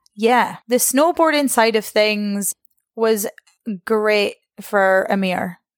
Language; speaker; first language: English; native; English